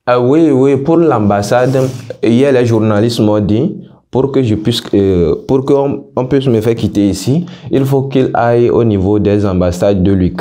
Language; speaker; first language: French; non-native, local second language; Ewe